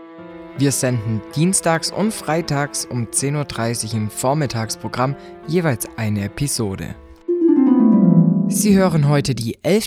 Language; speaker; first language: German; native; German